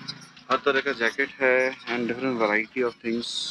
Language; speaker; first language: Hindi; non-native, local second language; Bangla